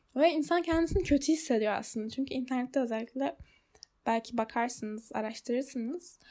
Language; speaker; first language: Turkish; early bilingual, heritage; Turkish